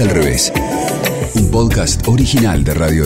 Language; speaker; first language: Spanish; native; Spanish